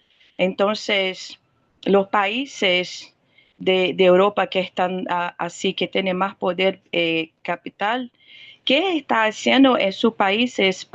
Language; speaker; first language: Spanish; non-native, fluent; Portuguese